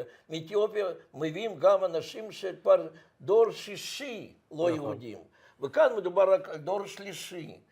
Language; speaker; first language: Hebrew; non-native, fluent; Russian